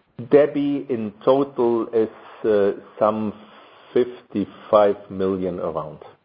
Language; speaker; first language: English; non-native, fluent; German